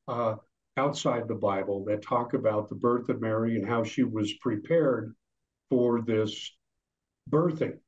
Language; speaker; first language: English; native; English